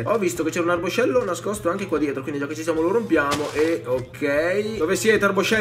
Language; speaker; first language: Italian; native; Italian